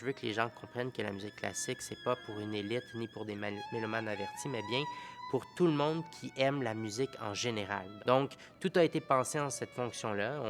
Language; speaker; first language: French; native; French